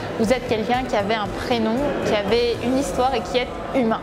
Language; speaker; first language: French; native; French